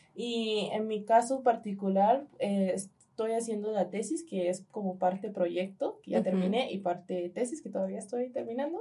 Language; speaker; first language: Spanish; early bilingual, heritage; Spanish